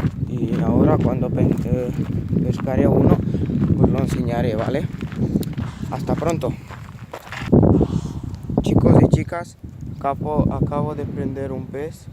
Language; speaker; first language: Spanish; non-native, local second language; Catalan